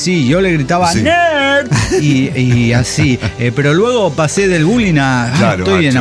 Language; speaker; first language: Spanish; native; Spanish